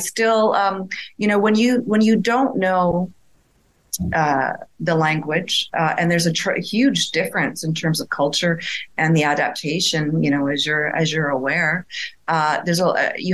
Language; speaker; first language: English; native; English